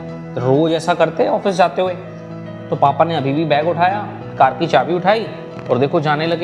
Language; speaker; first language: Hindi; native; Hindi